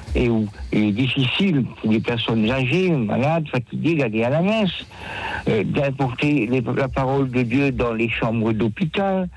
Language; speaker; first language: French; native; French